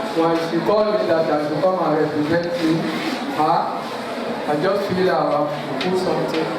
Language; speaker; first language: English; non-native, local second language; Yoruba